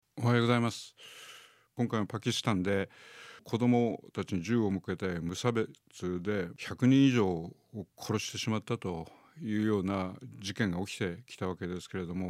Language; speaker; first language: Japanese; native; Japanese